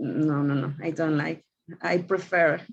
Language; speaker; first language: English; non-native, learner; Spanish